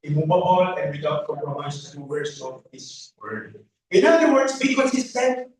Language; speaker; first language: English; non-native, local second language; Filipino